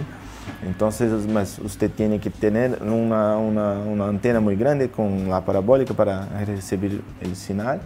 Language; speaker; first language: Spanish; non-native, learner; Portuguese